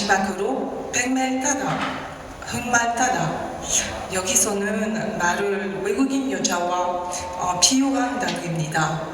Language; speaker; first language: Korean; non-native, learner; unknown